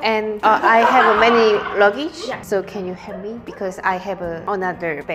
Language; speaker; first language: English; non-native, learner; Korean